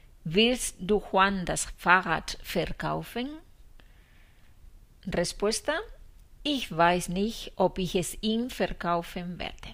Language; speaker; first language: German; non-native, fluent; Spanish